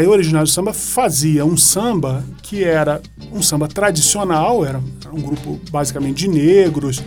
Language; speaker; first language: Portuguese; native; Portuguese